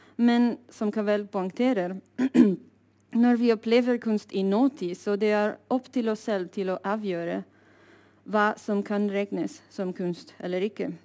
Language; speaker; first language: Norwegian; non-native, fluent; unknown